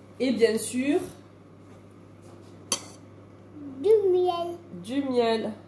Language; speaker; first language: French; native; French